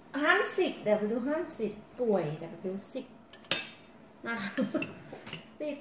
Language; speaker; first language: Dutch; non-native, learner; Thai